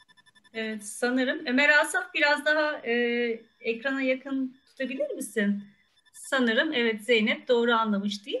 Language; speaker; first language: Turkish; native; Turkish